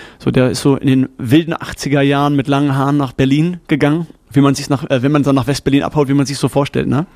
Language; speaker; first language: German; native; German